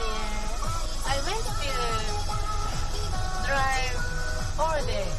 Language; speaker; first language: English; non-native, learner; Japanese